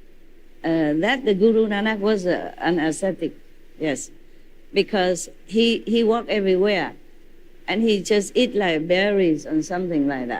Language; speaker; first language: English; non-native, fluent; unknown